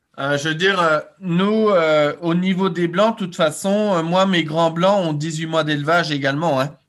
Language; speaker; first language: French; native; French